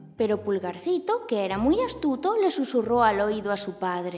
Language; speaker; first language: Spanish; native; Spanish